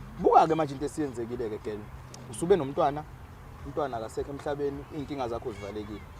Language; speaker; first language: Zulu; native; Zulu